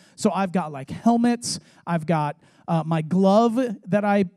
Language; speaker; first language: English; native; English